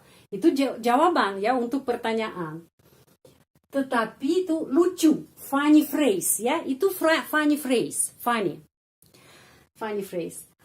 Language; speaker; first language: Indonesian; non-native, fluent; Russian